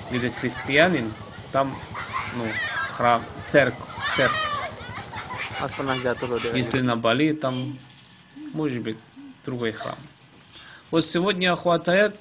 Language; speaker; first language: Russian; non-native, fluent; Javanese